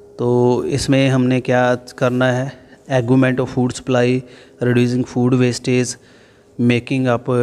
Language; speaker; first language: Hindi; non-native, local second language; Punjabi